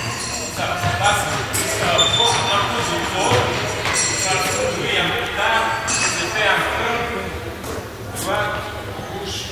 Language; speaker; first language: French; non-native, learner; Serbian